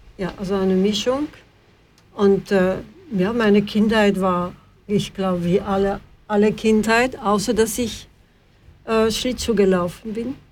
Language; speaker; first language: German; non-native, fluent; Dutch